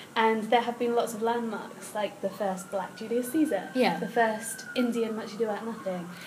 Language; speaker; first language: English; native; English